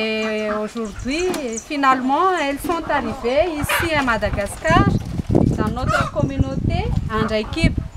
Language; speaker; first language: French; non-native, local second language; Malagasy